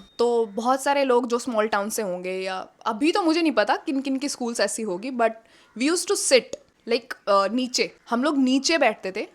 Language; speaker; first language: Hindi; native; Hindi